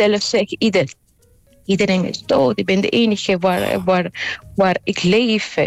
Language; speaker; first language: Dutch; non-native, local second language; Papiamento